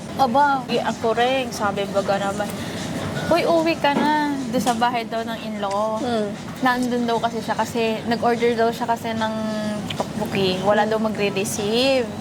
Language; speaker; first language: Filipino; native; Filipino